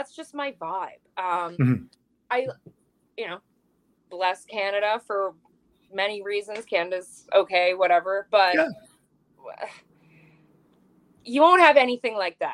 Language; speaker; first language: English; native; English